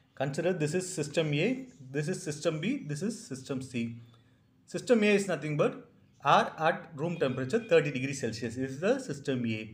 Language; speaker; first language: English; non-native, local second language; Tamil